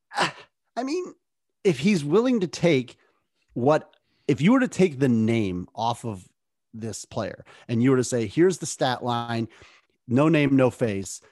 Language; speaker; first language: English; native; English